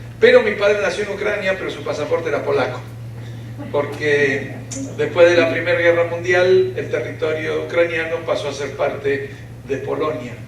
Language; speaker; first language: Spanish; early bilingual, other home language; Ukrainian